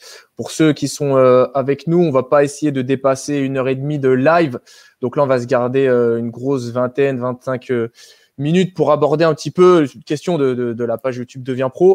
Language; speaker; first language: French; native; French